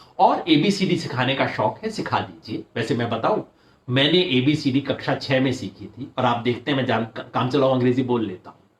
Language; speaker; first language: Hindi; native; Hindi